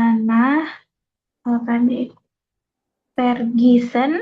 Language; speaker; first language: German; non-native, learner; Indonesian